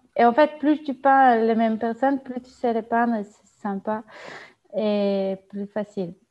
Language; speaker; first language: French; non-native, fluent; Hebrew